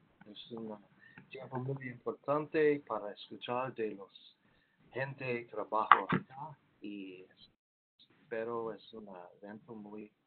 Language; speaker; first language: Spanish; non-native, learner; English